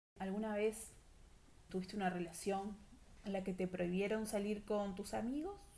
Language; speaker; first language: Spanish; native; Spanish